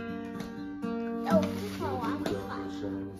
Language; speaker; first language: Chinese; early bilingual, heritage; Chinese